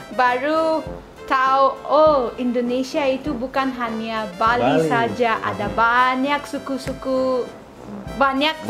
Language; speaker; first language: Indonesian; non-native, fluent; Manipuri